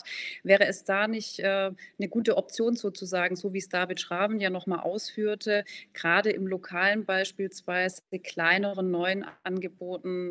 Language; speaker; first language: German; native; German